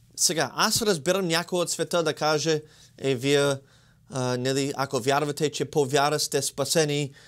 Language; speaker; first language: Bulgarian; non-native, learner; English